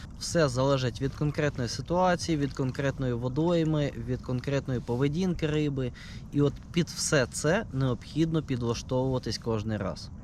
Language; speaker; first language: Ukrainian; non-native, local second language; Russian